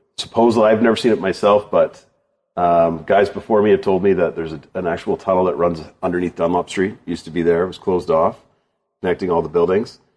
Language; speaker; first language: English; native; English